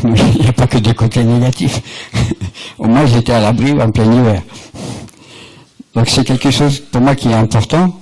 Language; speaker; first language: French; native; French